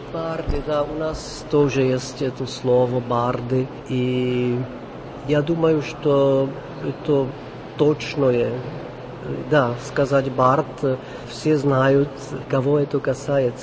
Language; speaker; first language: Russian; non-native, fluent; Czech